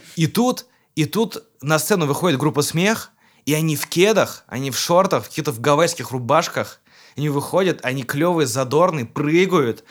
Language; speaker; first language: Russian; native; Russian